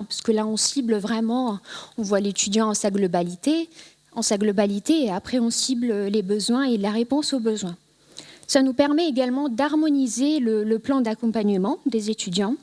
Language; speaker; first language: French; native; French